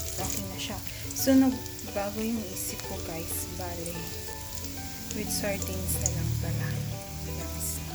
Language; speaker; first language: Filipino; non-native, local second language; Cebuano